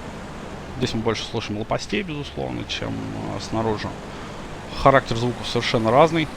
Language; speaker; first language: Russian; native; Russian